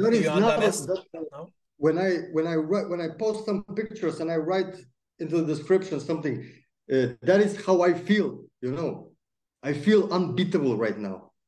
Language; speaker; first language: English; non-native, fluent; Macedonian